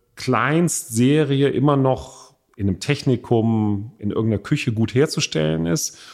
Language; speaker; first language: German; native; German